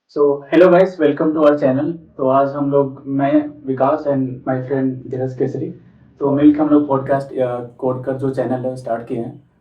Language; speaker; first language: Hindi; native; Hindi